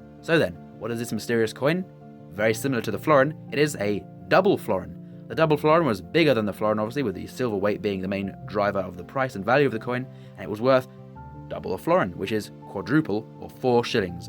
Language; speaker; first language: English; native; English